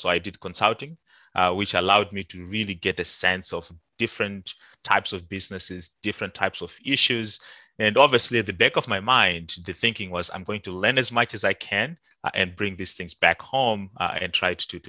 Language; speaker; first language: English; non-native, local second language; Shona